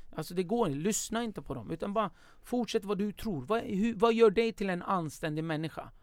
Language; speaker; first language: Swedish; early bilingual, other home language; Kurdish